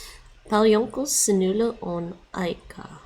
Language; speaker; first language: Finnish; non-native, learner; English